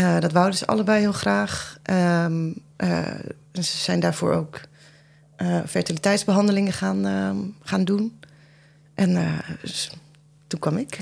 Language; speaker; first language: Dutch; early bilingual, other home language; Persian